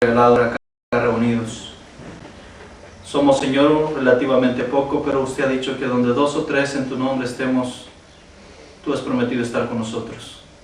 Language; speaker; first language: Spanish; native; Spanish